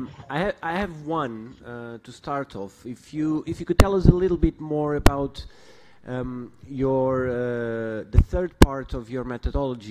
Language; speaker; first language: English; non-native, fluent; Portuguese